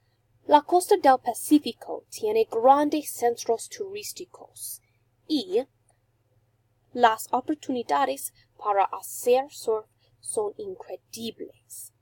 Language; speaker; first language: Spanish; non-native, learner; English